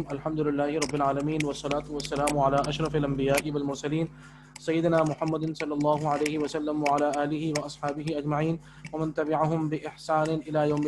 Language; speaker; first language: Arabic; non-native, fluent; Urdu